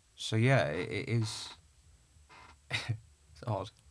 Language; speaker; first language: English; native; English